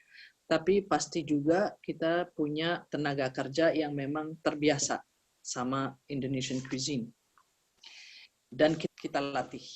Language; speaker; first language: Indonesian; early bilingual, heritage; Indonesian